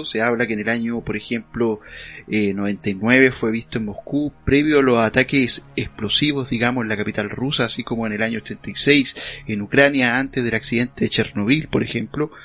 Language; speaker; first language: Spanish; native; Spanish